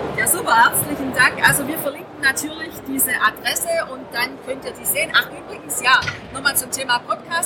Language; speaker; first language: German; native; German